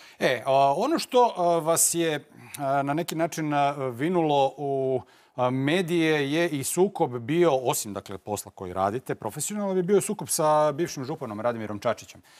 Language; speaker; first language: Croatian; native; Croatian